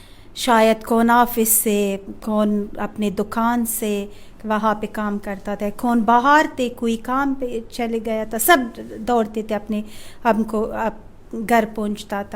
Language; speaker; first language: Hindi; non-native, fluent; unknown